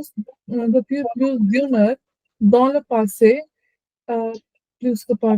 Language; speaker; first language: French; non-native, learner; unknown